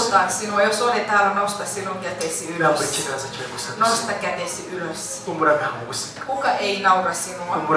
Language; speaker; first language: Finnish; non-native, fluent; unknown